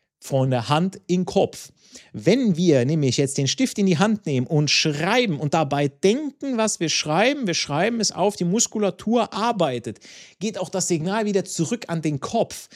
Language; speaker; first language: German; non-native, fluent; Italian